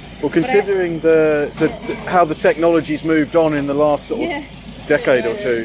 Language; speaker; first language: English; native; English